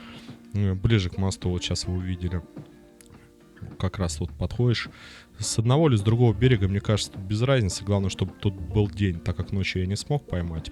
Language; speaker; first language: Russian; native; Russian